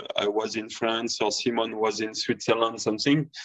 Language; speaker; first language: English; non-native, fluent; French